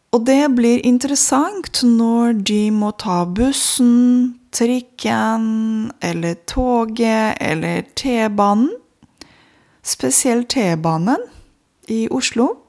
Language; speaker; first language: Norwegian; non-native, fluent; Romanian